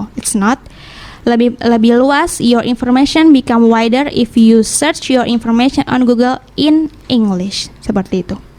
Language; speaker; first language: English; non-native, learner; Indonesian